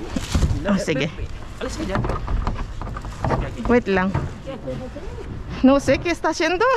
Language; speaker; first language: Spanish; non-native, learner; Filipino